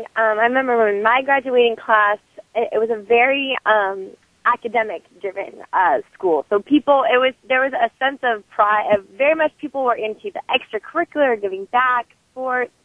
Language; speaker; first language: English; native; English